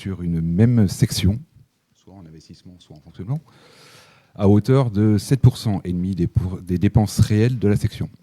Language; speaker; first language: French; native; French